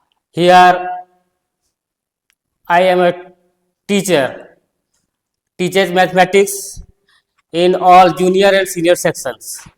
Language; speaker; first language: English; non-native, learner; Hindi